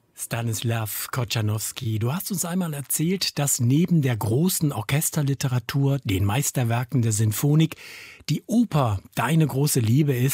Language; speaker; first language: German; native; German